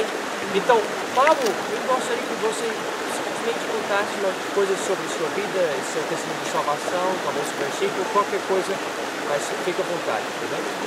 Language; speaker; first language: Portuguese; non-native, fluent; English